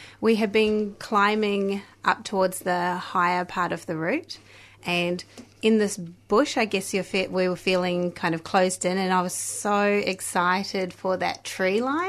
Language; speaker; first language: English; native; English